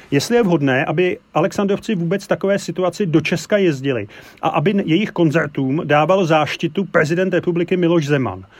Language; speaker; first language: Czech; native; Czech